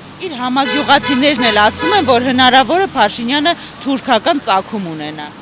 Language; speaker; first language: Armenian; native; Armenian